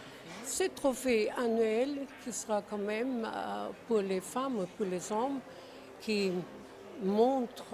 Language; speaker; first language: French; non-native, fluent; Czech